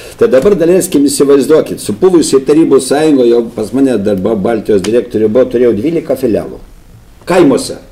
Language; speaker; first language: Lithuanian; native; Lithuanian